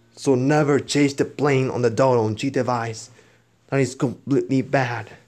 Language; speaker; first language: English; non-native, learner; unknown